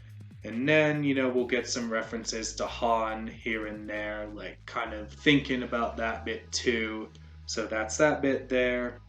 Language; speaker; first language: English; native; English